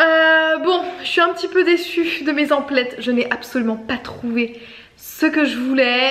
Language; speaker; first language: French; native; French